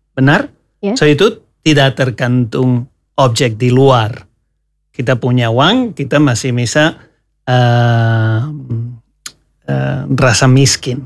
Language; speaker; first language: Indonesian; non-native, learner; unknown